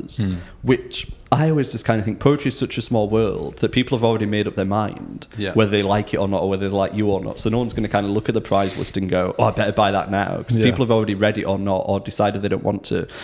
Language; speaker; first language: English; native; English